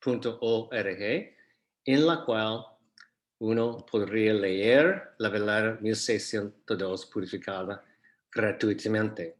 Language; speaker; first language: Spanish; non-native, fluent; English